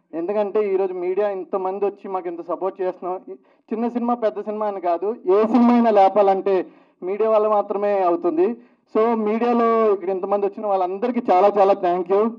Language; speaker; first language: Telugu; native; Telugu